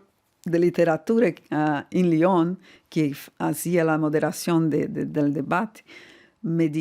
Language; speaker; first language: Spanish; non-native, fluent; Portuguese